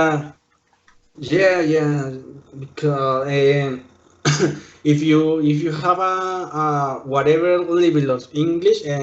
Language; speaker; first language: English; non-native, learner; Spanish